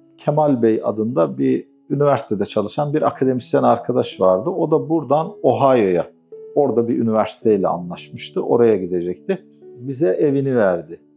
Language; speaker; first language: Turkish; native; Turkish